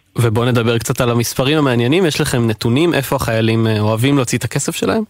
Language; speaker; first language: Hebrew; native; Hebrew